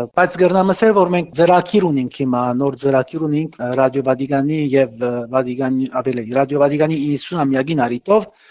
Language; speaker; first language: Armenian; early bilingual, heritage; Armenian